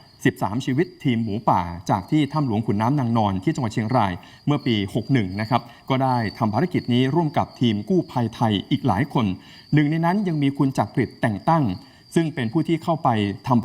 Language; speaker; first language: Thai; native; Thai